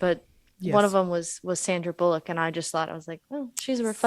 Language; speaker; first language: English; native; English